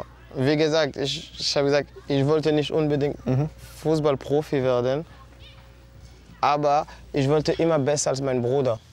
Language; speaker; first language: German; non-native, fluent; French